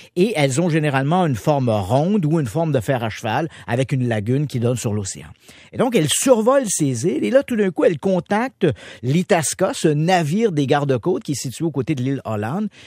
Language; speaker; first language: French; native; French